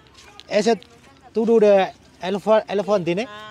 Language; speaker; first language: Portuguese; non-native, learner; Vietnamese